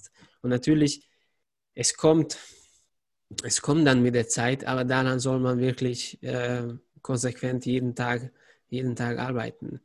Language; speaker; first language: German; non-native, fluent; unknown